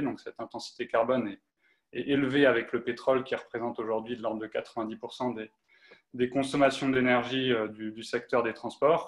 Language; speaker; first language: French; native; French